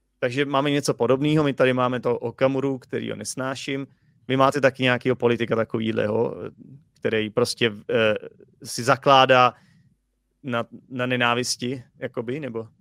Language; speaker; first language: Czech; native; Czech